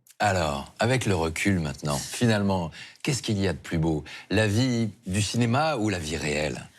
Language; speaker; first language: French; native; French